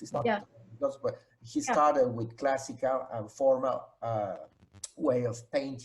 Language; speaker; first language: English; non-native, fluent; Spanish